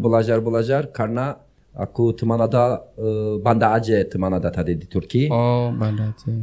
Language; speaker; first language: Indonesian; non-native, learner; Turkish